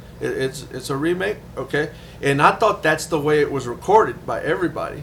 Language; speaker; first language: English; early bilingual, other home language; Spanish